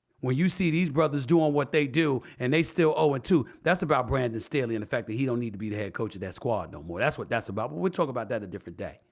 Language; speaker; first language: English; native; English